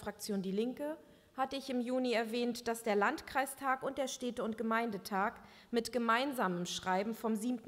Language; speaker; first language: German; native; German